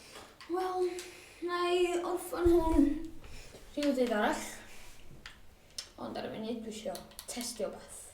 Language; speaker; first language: Welsh; native; Welsh